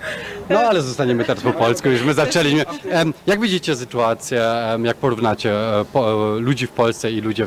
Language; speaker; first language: Polish; non-native, learner; German